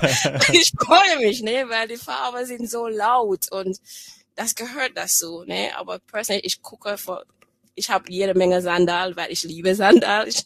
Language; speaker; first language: German; non-native, fluent; English